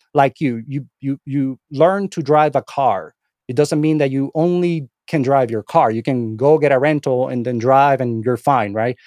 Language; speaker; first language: English; non-native, fluent; Spanish